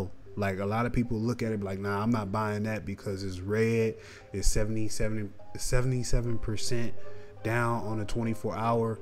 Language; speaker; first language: English; native; English